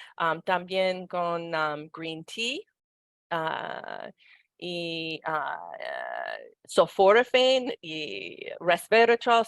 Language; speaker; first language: Spanish; non-native, learner; English